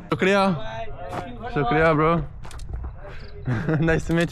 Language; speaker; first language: English; non-native, learner; French